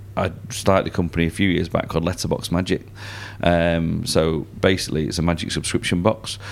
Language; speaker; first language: English; native; English